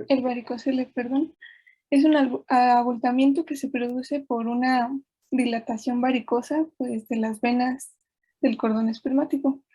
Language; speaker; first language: Spanish; native; Spanish